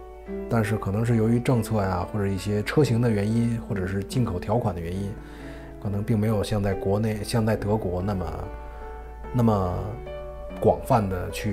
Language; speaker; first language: Chinese; native; Chinese